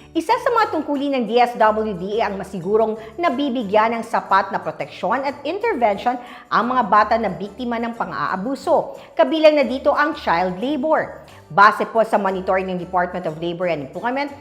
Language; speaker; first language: Filipino; native; Filipino